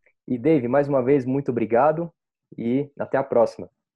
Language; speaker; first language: Portuguese; native; Portuguese